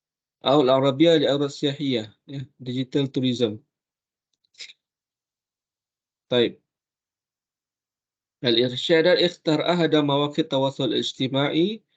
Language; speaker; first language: Arabic; non-native, fluent; Malay